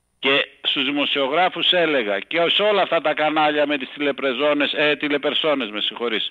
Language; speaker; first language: Greek; native; Greek